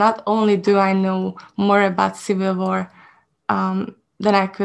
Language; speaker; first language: English; non-native, fluent; Hungarian